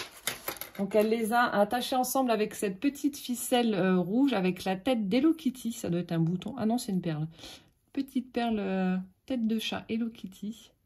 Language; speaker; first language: French; native; French